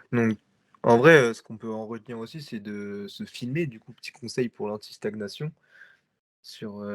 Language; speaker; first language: French; native; French